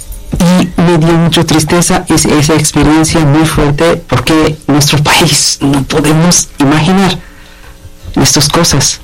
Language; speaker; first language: Spanish; non-native, learner; Bangla